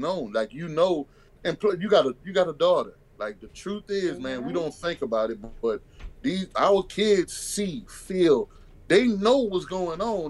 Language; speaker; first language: English; native; English